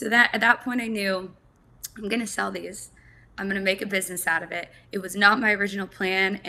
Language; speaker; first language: English; native; English